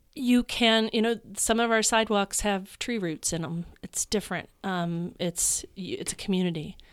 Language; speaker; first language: English; native; English